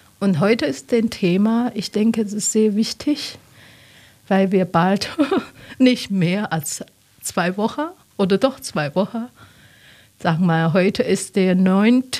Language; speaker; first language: German; non-native, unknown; Chinese